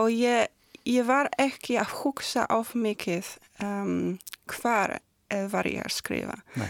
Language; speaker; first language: Icelandic; non-native, learner; Polish